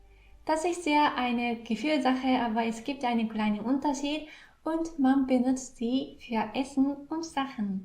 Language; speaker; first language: German; non-native, fluent; Japanese